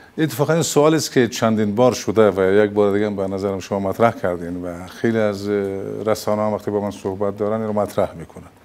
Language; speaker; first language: Persian; native; Persian